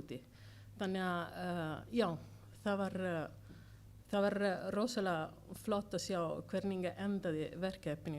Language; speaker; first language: Icelandic; non-native, learner; Italian